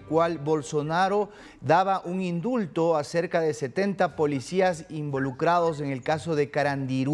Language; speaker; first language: Spanish; native; Spanish